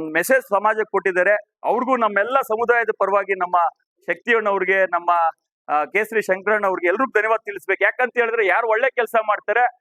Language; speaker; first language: Kannada; non-native, local second language; Urdu